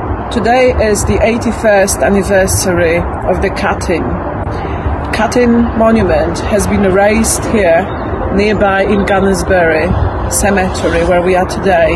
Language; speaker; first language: English; non-native, fluent; Polish